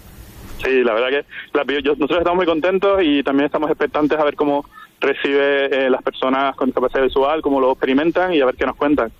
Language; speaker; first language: Spanish; non-native, local second language; Catalan